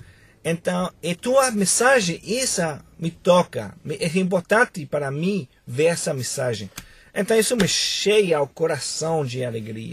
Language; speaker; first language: Portuguese; non-native, fluent; Spanish